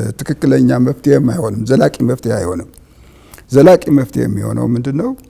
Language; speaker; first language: Amharic; non-native, local second language; Tigrinya